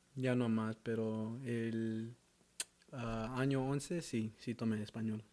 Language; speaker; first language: Spanish; early bilingual, heritage; Spanish